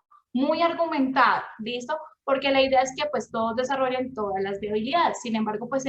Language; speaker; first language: Spanish; native; Spanish